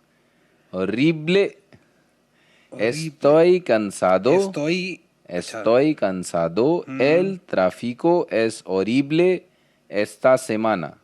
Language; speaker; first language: Spanish; non-native, learner; Hindi